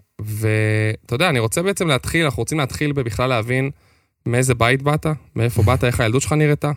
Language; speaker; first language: Hebrew; native; Hebrew